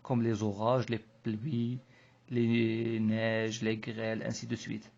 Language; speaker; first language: French; non-native, local second language; Arabic